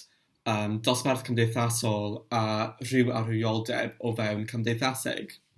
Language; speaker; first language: Welsh; non-native, local second language; English